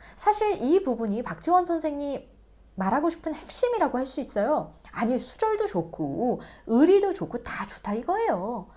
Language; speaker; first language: Korean; native; Korean